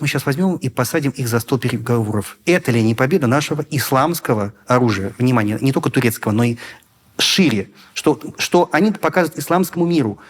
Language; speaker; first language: Russian; native; Russian